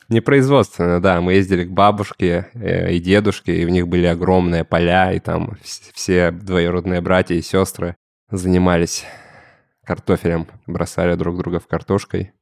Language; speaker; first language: Russian; native; Russian